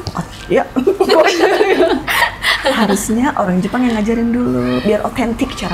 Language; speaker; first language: Indonesian; native; Indonesian